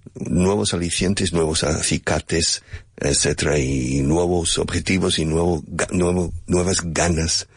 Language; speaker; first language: Spanish; non-native, fluent; English